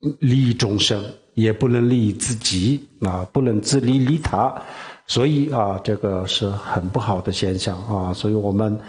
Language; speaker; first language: Chinese; non-native, local second language; Tibetan